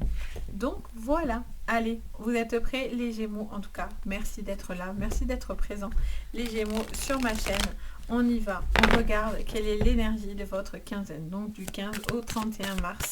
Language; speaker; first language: French; native; French